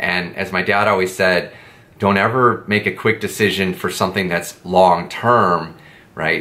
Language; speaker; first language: English; native; English